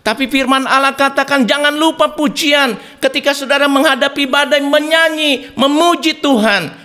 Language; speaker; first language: Indonesian; native; Indonesian